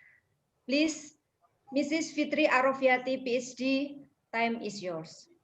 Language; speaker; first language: English; non-native, fluent; Indonesian